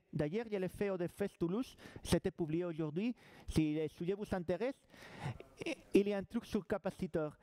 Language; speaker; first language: French; non-native, fluent; Spanish